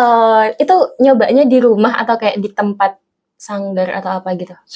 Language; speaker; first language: Indonesian; native; Indonesian